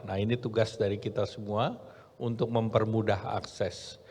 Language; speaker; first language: Indonesian; native; Indonesian